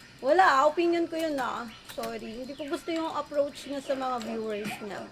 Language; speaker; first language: Filipino; native; Filipino